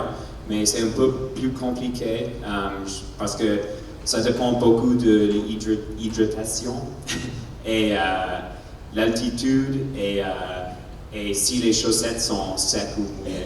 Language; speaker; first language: French; non-native, learner; English